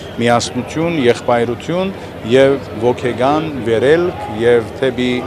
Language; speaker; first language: Armenian; early bilingual, heritage; Armenian